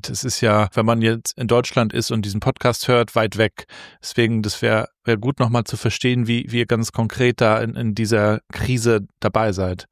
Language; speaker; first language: German; native; German